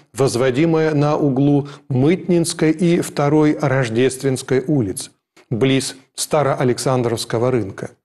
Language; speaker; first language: Russian; native; Russian